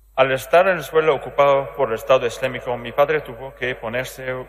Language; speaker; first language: Spanish; non-native, learner; Arabic